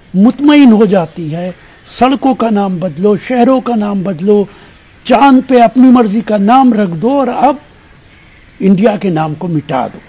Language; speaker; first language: Hindi; native; Hindi